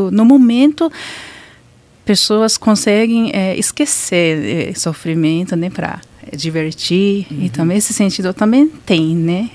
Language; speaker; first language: Portuguese; non-native, learner; Japanese